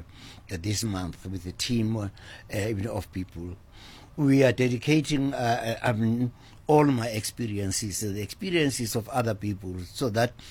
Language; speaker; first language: English; non-native, local second language; Zulu